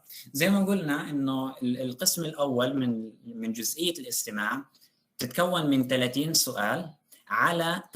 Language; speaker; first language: Arabic; native; Arabic